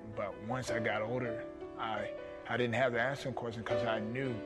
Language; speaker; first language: English; native; English